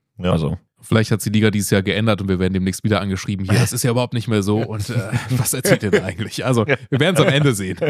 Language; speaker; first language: German; native; German